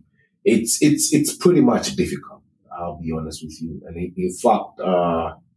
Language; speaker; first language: English; non-native, local second language; Kikuyu